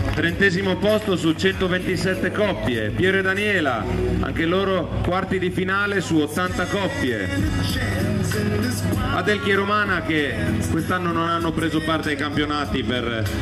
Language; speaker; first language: Italian; native; Italian